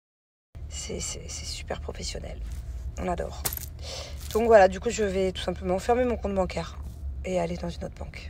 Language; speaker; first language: French; native; French